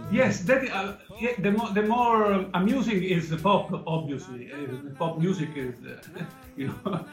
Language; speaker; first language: English; non-native, learner; Italian